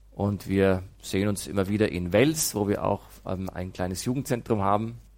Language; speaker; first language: German; native; German